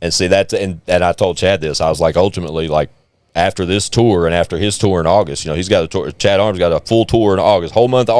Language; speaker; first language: English; native; English